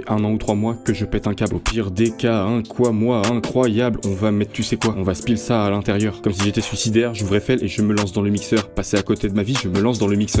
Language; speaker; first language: French; native; French